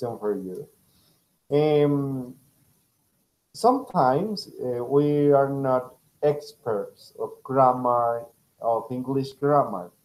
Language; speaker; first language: English; non-native, fluent; Spanish